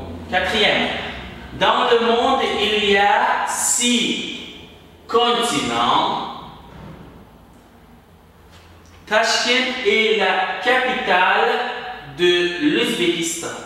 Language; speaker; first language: French; non-native, fluent; Uzbek